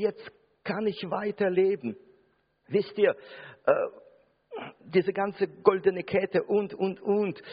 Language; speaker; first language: German; non-native, fluent; Russian